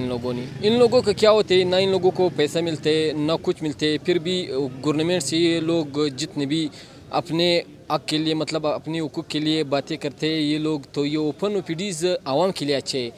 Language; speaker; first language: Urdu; non-native, local second language; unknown